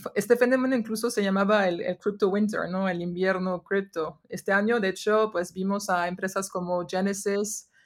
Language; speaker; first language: Spanish; non-native, fluent; French